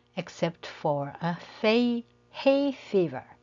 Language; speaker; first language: English; non-native, fluent; Japanese